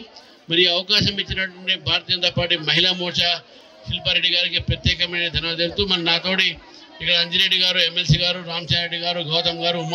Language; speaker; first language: Telugu; native; Telugu